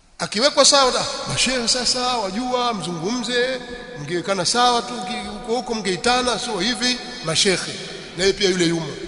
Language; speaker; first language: Swahili; native; Swahili